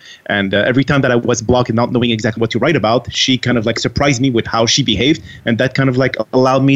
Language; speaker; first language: English; non-native, fluent; French